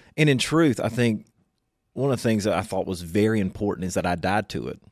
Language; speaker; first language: English; native; English